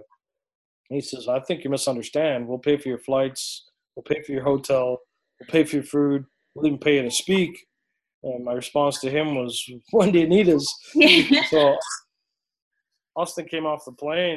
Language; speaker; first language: English; native; English